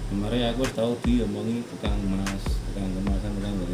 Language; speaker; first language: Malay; non-native, local second language; Javanese